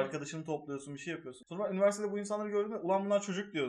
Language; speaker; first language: Turkish; native; Turkish